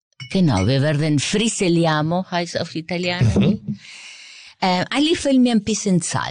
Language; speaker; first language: German; non-native, fluent; Spanish